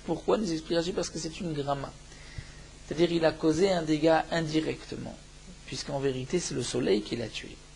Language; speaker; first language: French; native; French